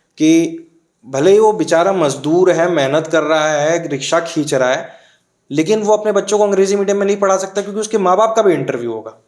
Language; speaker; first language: Hindi; native; Hindi